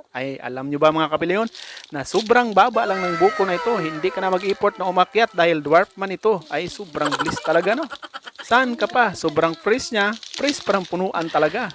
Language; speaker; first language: Filipino; non-native, local second language; Cebuano